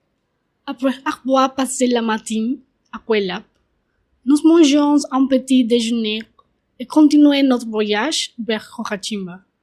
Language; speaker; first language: French; non-native, learner; Spanish